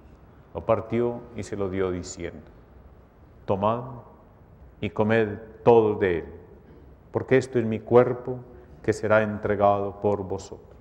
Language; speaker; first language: Spanish; native; Spanish